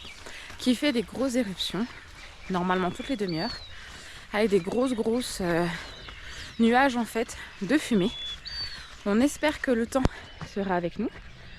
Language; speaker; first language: French; native; French